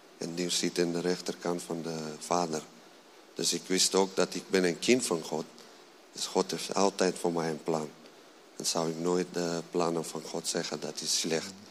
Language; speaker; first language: Dutch; non-native, learner; Persian